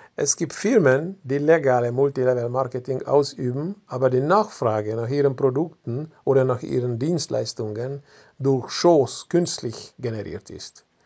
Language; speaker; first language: German; non-native, fluent; Hungarian